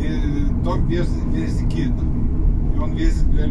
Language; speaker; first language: Polish; non-native, learner; Russian